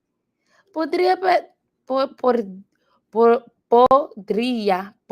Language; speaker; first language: Spanish; non-native, learner; English